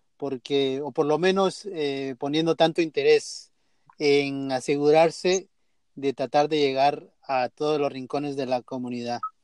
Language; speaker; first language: Spanish; native; Spanish